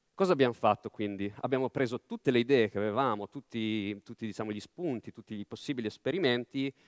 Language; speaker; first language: Italian; native; Italian